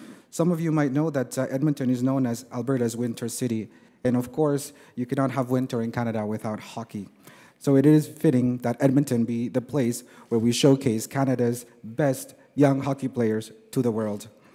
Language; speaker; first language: English; native; English